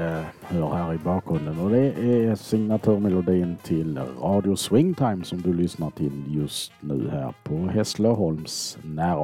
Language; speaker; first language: Swedish; native; Swedish